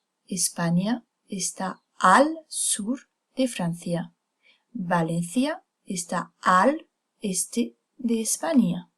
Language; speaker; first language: Spanish; non-native, fluent; French